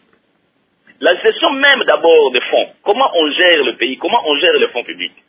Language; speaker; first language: French; non-native, local second language; Lingala